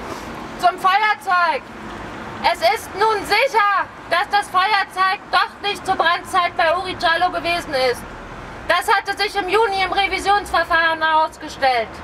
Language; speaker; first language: German; native; German